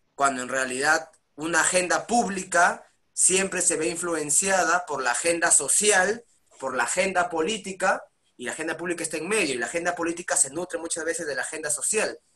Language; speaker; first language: Spanish; native; Spanish